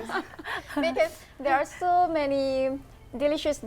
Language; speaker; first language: English; non-native, fluent; Thai